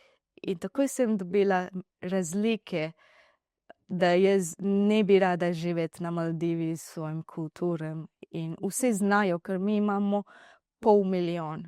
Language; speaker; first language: Slovenian; non-native, learner; Divehi